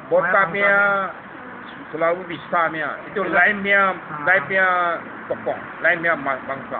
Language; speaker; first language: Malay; non-native, local second language; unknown